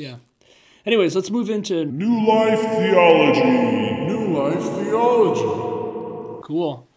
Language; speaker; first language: English; native; English